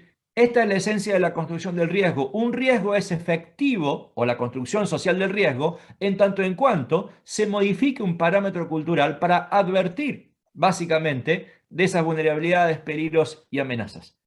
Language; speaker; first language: Spanish; native; Spanish